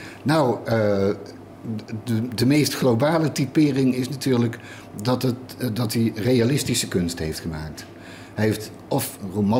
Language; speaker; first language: Dutch; native; Dutch